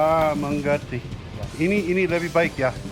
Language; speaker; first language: Indonesian; non-native, learner; English